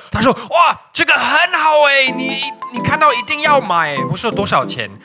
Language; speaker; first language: Chinese; non-native, fluent; German